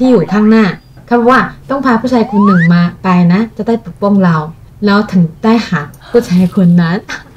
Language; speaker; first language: Thai; non-native, fluent; Chinese